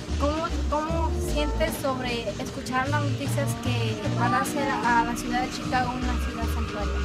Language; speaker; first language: Spanish; early bilingual, heritage; Spanish